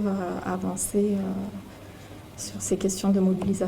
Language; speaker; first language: French; native; French